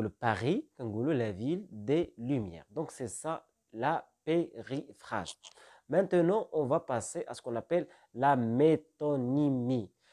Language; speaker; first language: French; non-native, local second language; Arabic